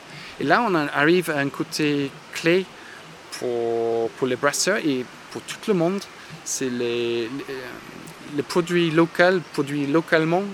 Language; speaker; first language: French; non-native, fluent; English